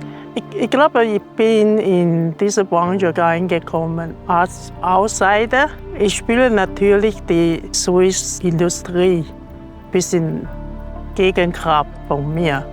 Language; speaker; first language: German; non-native, learner; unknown